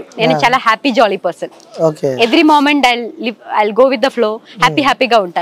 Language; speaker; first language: Telugu; non-native, fluent; Malayalam